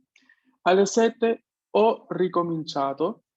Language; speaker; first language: Italian; non-native, fluent; Spanish